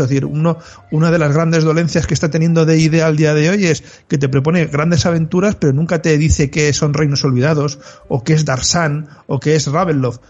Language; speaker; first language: Spanish; native; Spanish